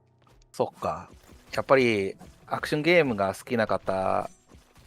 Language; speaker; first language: Japanese; non-native, fluent; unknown